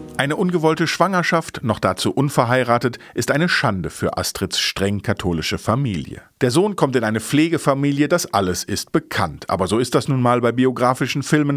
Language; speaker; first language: German; native; German